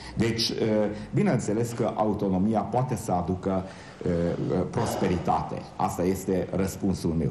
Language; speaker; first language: Romanian; non-native, local second language; Hungarian